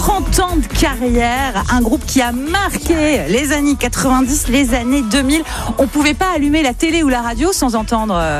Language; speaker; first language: French; native; French